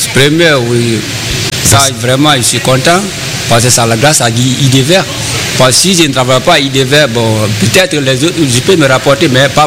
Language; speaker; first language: French; non-native, learner; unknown